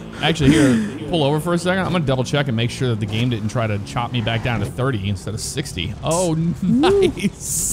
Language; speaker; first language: English; native; English